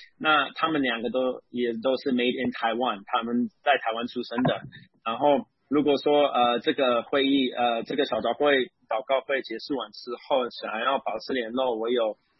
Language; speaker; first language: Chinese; non-native, fluent; English